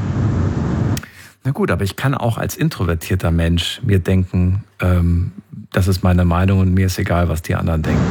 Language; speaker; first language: German; native; German